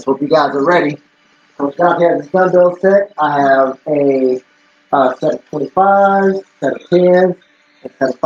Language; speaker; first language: English; native; English